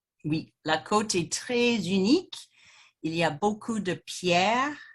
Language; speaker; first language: French; non-native, fluent; English